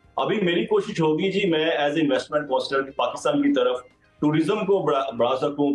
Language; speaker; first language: Urdu; non-native, local second language; Punjabi